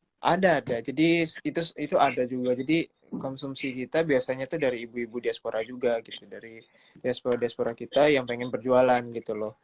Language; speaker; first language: Indonesian; native; Indonesian